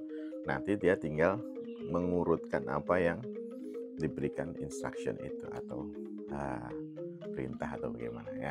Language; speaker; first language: Indonesian; native; Indonesian